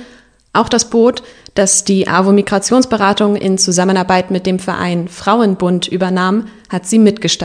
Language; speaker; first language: German; native; German